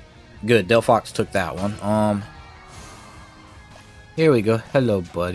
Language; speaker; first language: English; native; English